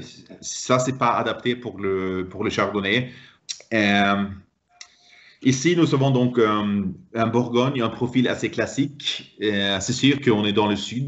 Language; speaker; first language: French; non-native, fluent; Swedish